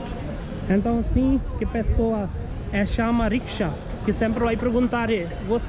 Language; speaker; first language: Portuguese; non-native, learner; Hindi